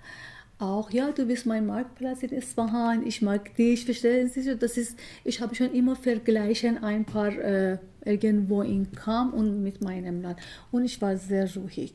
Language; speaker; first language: German; non-native, learner; Persian